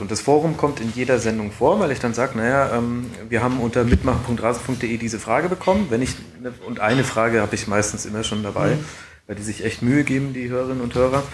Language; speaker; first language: German; native; German